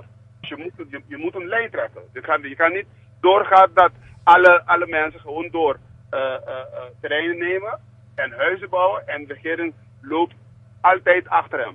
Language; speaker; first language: Dutch; non-native, local second language; Papiamento